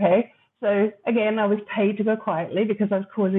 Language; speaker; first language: English; native; English